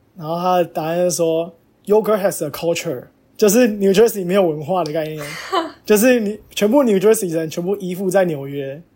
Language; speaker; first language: Chinese; native; Chinese